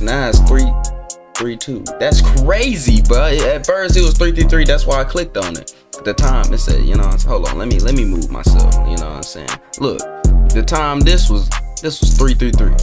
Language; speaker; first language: English; native; English